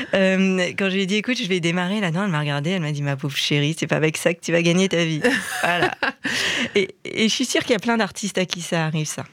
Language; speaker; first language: French; native; French